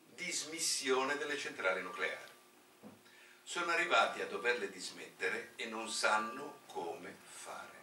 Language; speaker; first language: Italian; native; Italian